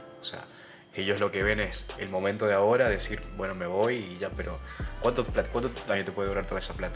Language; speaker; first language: Spanish; native; Spanish